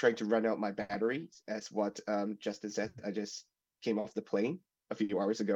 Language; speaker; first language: English; non-native, local second language; Cantonese